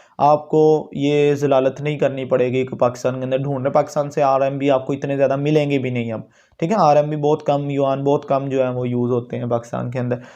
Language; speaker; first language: Urdu; non-native, local second language; Punjabi